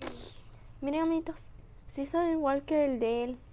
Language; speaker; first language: Spanish; native; Spanish